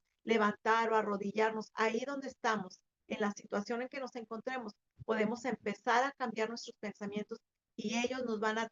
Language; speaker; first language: Spanish; native; Spanish